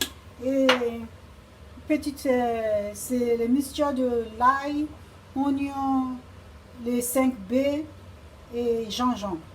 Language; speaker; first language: French; non-native, learner; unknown